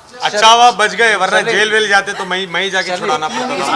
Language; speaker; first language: Hindi; native; Hindi